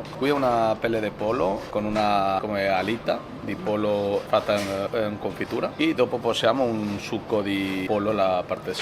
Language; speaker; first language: Italian; non-native, learner; Spanish